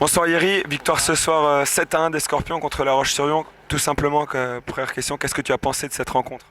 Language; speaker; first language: French; native; French